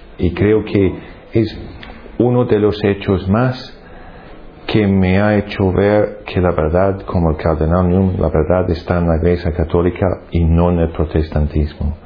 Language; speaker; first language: Spanish; non-native, fluent; English